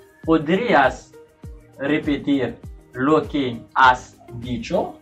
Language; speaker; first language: Spanish; non-native, learner; Haitian Creole